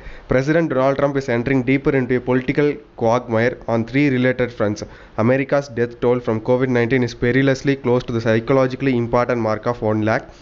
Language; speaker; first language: English; non-native, local second language; Tamil